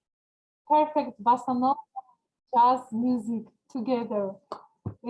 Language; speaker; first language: English; non-native, learner; Georgian